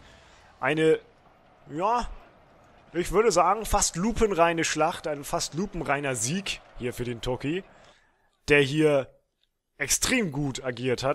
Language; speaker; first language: German; native; German